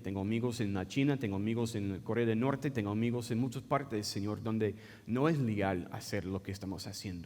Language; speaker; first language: Spanish; non-native, fluent; English